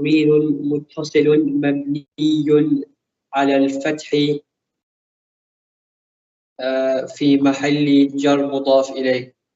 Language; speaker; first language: Arabic; non-native, learner; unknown